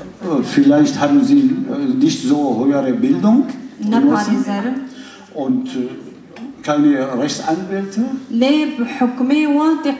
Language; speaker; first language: German; non-native, fluent; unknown